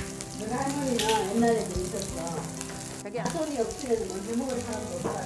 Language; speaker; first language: Korean; native; Korean